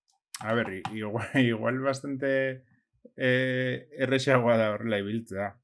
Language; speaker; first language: Basque; non-native, local second language; Spanish